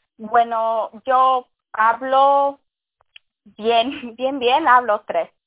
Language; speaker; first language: Spanish; early bilingual, heritage; Spanish